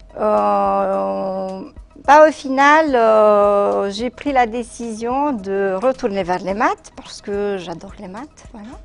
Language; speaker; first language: French; non-native, fluent; Romanian